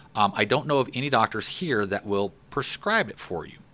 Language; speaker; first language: English; native; English